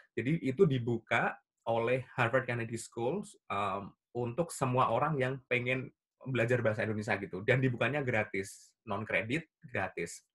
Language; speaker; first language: Indonesian; native; Indonesian